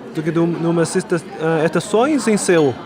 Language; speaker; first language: Portuguese; non-native, learner; Korean